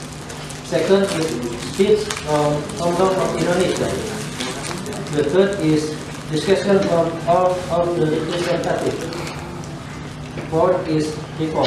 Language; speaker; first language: English; non-native, learner; Indonesian